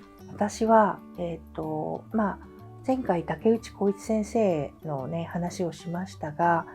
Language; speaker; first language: Japanese; native; Japanese